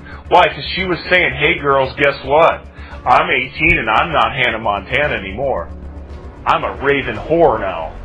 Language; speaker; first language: English; native; English